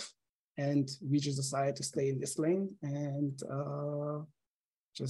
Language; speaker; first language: English; non-native, fluent; Slovenian